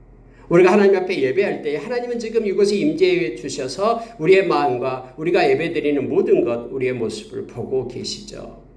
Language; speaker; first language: Korean; native; Korean